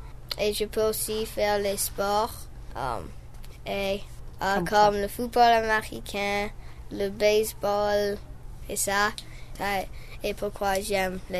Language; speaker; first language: French; non-native, learner; English